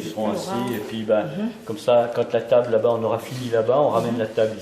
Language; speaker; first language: French; native; French